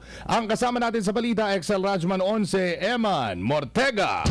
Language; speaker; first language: Filipino; native; Filipino